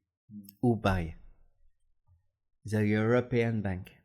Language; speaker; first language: English; non-native, learner; French